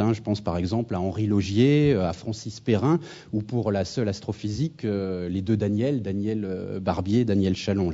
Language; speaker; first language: French; native; French